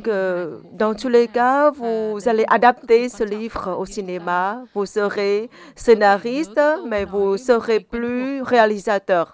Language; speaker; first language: French; non-native, fluent; Vietnamese